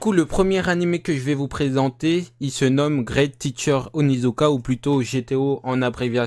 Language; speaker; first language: French; native; French